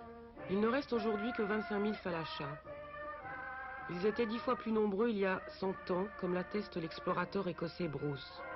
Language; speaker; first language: French; native; French